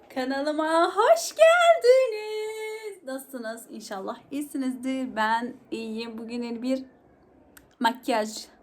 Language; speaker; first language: Turkish; non-native, local second language; Arabic